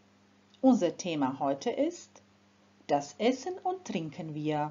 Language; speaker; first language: German; non-native, fluent; Croatian